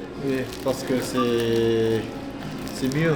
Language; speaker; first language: French; non-native, fluent; Korean